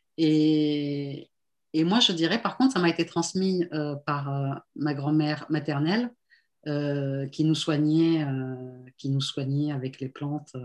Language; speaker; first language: French; non-native, local second language; Arabic